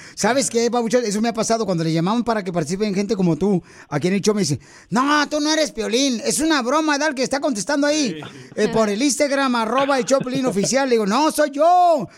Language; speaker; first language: Spanish; native; Spanish